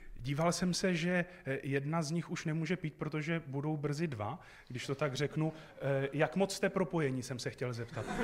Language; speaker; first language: Czech; native; Czech